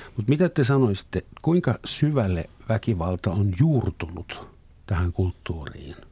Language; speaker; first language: Finnish; non-native, fluent; German